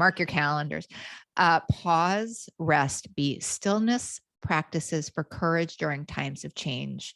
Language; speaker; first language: English; native; English